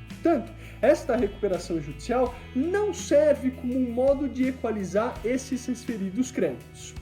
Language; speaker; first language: Portuguese; native; Portuguese